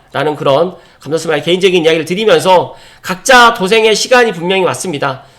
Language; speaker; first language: Korean; native; Korean